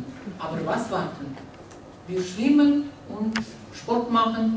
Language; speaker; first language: German; non-native, learner; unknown